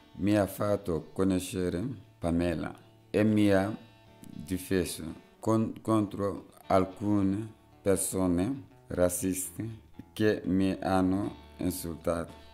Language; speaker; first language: Italian; non-native, fluent; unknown